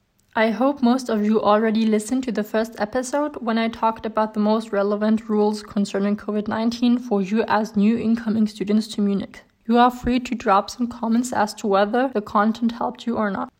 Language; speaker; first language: English; non-native, fluent; German